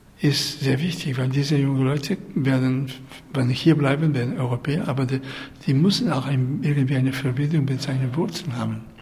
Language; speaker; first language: German; non-native, fluent; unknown